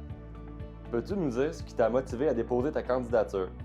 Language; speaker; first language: French; native; French